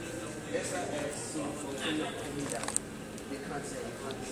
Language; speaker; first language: Spanish; non-native, learner; English